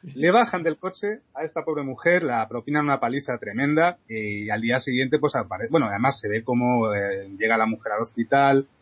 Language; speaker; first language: Spanish; native; Spanish